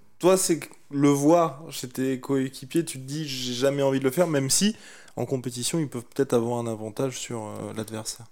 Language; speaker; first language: French; native; French